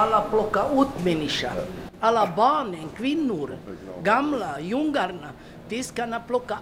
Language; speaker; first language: Swedish; non-native, learner; Romany